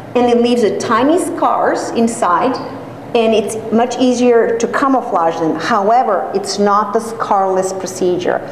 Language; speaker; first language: English; non-native, fluent; Serbian